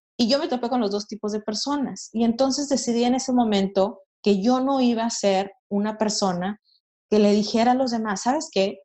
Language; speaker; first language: Spanish; native; Spanish